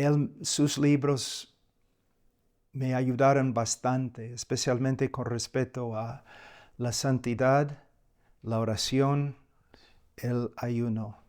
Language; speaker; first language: Spanish; non-native, fluent; English